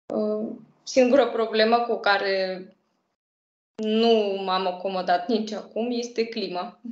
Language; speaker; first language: Romanian; non-native, fluent; Russian